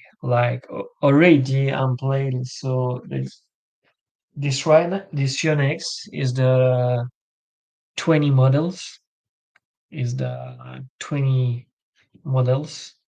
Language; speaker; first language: English; non-native, learner; French